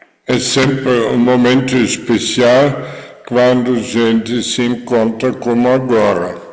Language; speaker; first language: Portuguese; non-native, fluent; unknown